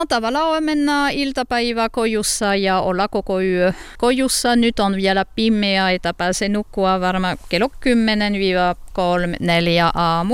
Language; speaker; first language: Finnish; non-native, learner; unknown